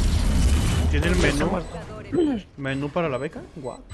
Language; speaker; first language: Spanish; native; Spanish